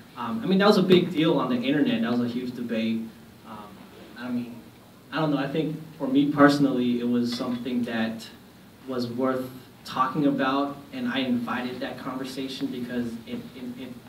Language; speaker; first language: English; native; English